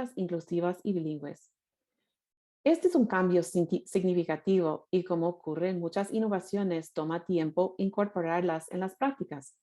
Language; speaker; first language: Spanish; non-native, fluent; English